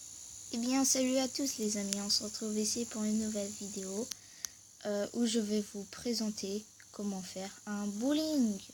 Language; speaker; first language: French; native; French